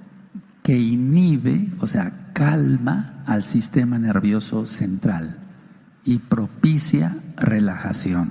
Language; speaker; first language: Spanish; native; Spanish